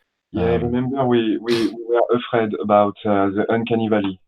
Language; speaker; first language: English; non-native, learner; French